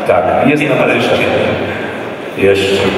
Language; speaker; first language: Polish; native; Polish